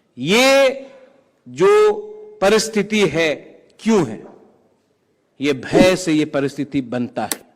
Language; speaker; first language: Hindi; non-native, local second language; Kok Borok